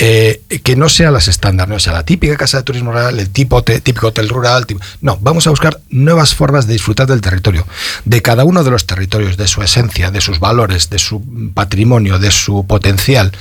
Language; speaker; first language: Spanish; native; Spanish